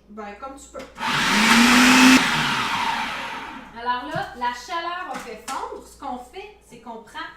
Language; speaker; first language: French; native; French